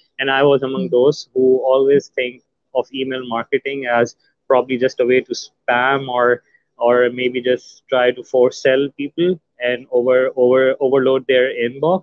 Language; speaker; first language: English; non-native, local second language; Urdu